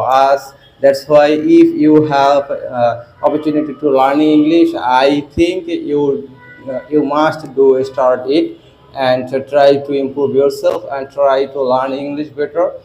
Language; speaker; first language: English; non-native, learner; Bangla